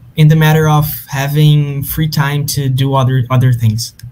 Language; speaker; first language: English; non-native, fluent; Portuguese